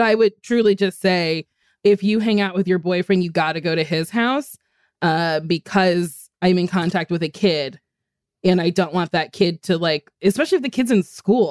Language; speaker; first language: English; native; English